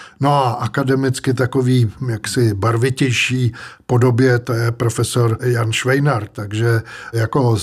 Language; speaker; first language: Czech; native; Czech